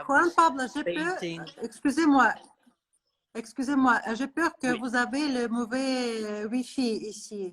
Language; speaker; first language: French; non-native, learner; Russian